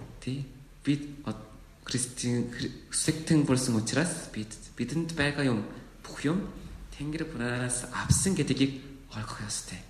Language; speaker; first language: Mongolian; non-native, learner; Korean